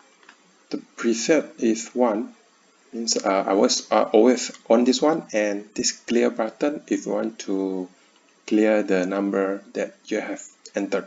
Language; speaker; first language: English; non-native, learner; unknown